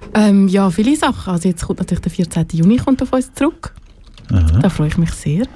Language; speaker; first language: German; native; German